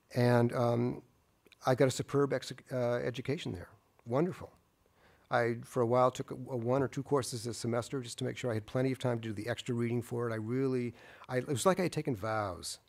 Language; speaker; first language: English; native; English